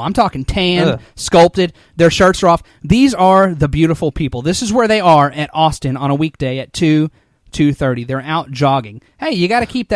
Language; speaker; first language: English; native; English